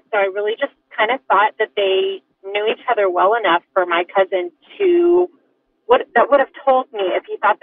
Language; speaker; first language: English; native; English